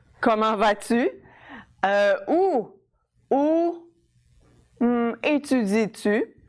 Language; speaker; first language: French; non-native, fluent; English